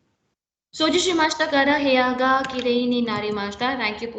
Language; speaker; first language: Japanese; non-native, fluent; Hindi